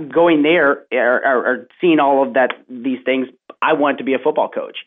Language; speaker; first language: English; native; English